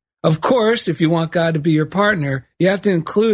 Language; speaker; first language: English; native; English